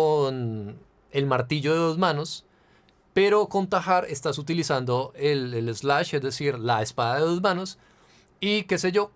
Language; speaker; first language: Spanish; native; Spanish